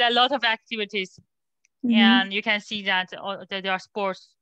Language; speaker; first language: English; non-native, learner; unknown